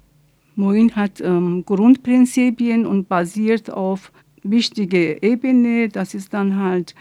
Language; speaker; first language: German; non-native, fluent; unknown